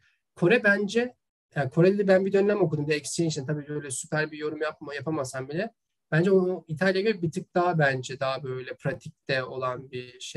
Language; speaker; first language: Turkish; native; Turkish